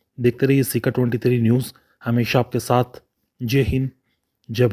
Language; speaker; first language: Hindi; native; Hindi